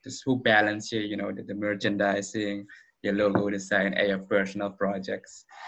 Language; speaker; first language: English; non-native, fluent; Dutch